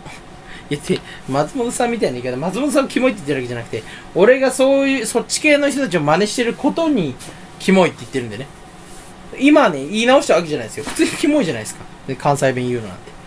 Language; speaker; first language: Japanese; native; Japanese